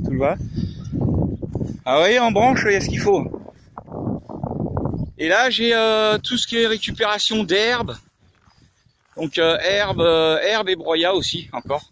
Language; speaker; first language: French; native; French